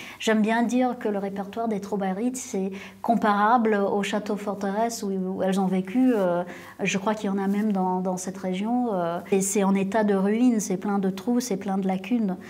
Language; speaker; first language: French; non-native, local second language; English